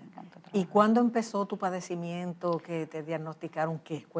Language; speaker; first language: Spanish; native; Spanish